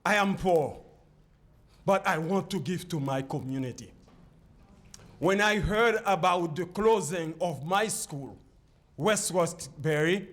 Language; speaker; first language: English; non-native, fluent; Haitian Creole